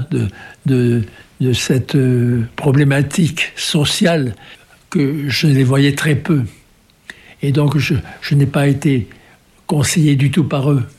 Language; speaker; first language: French; native; French